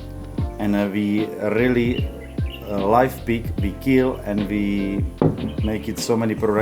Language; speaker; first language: English; non-native, learner; Czech